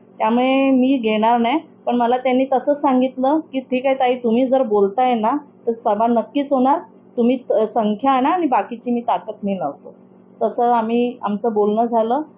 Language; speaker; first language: Marathi; native; Marathi